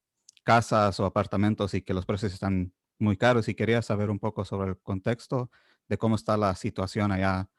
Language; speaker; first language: Spanish; non-native, fluent; English